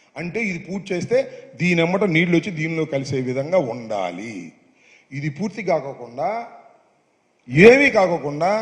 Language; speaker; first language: Telugu; native; Telugu